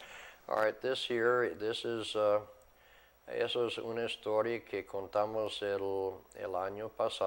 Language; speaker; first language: Spanish; non-native, fluent; English